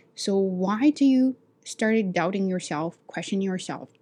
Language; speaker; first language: English; non-native, fluent; Chinese